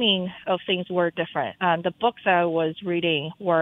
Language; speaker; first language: English; non-native, fluent; Chinese